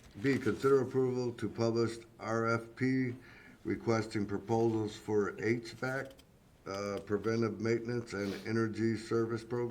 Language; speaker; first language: English; native; English